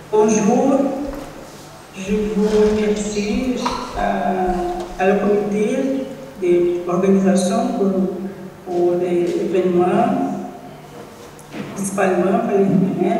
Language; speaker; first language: French; non-native, learner; Portuguese